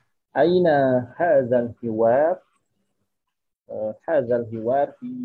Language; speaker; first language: Arabic; non-native, learner; Indonesian